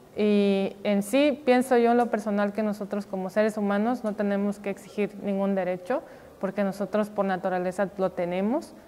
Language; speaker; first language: Spanish; non-native, local second language; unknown